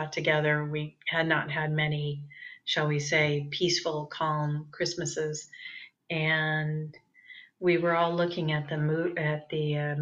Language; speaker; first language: English; native; English